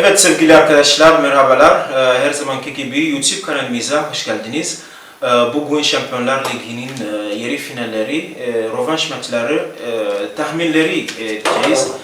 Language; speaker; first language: Turkish; non-native, learner; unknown